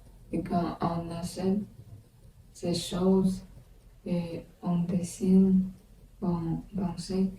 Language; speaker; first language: French; non-native, learner; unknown